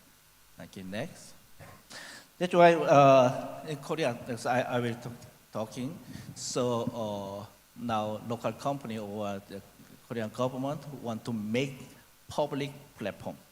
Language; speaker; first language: English; non-native, learner; Korean